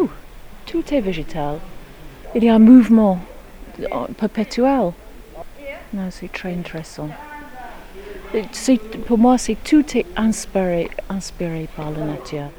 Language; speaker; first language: French; non-native, fluent; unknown